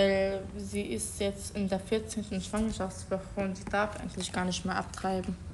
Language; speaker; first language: German; non-native, learner; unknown